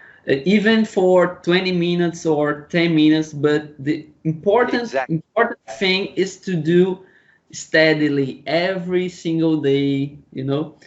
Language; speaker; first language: English; non-native, learner; Portuguese